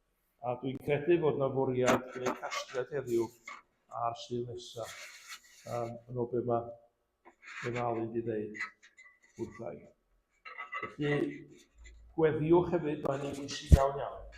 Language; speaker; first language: Welsh; native; Welsh